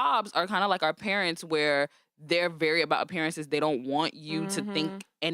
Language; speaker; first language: English; native; English